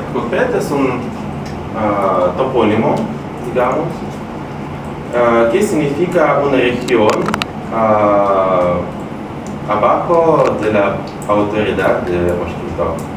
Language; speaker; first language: Spanish; non-native, fluent; Russian